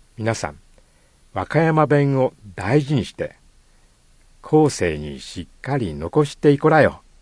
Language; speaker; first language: Japanese; native; Japanese